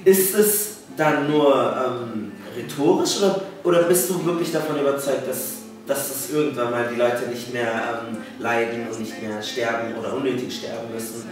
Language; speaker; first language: German; native; German